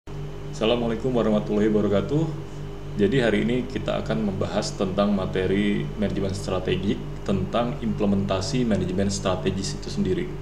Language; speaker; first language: Indonesian; native; Indonesian